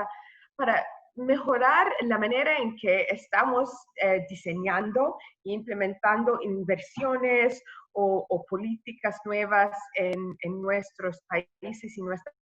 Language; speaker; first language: Spanish; non-native, fluent; English